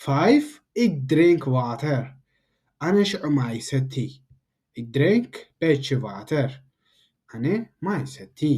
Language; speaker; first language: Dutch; non-native, learner; Tigrinya